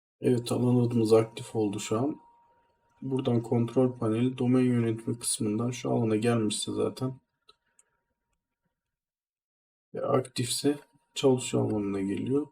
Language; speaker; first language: Turkish; native; Turkish